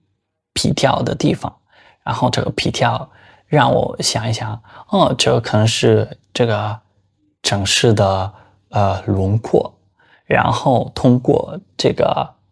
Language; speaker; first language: Chinese; non-native, fluent; Spanish